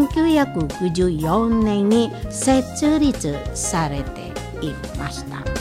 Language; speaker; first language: Japanese; non-native, learner; Indonesian